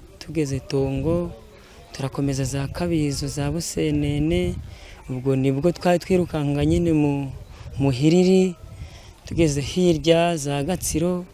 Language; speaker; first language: Kinyarwanda; early bilingual, heritage; Kinyarwanda